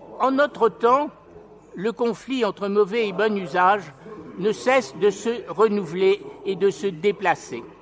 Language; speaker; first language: French; native; French